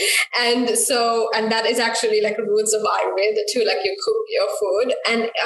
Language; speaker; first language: English; non-native, local second language; Sinhala